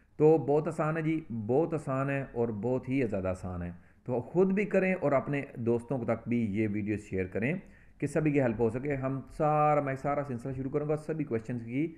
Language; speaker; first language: Urdu; non-native, local second language; Punjabi